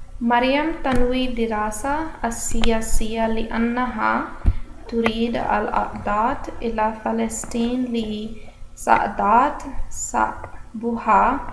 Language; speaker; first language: Arabic; non-native, learner; English